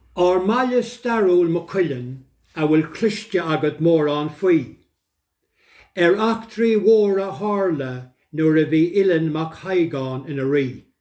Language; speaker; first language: Irish; native; Irish